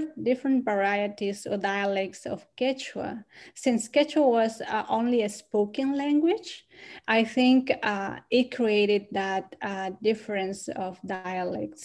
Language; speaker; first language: English; non-native, fluent; Quechua